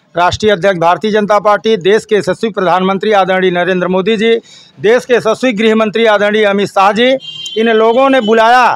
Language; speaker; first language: Hindi; native; Hindi